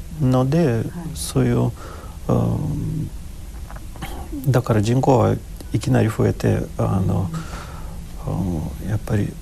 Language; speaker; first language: Japanese; non-native, fluent; Ukrainian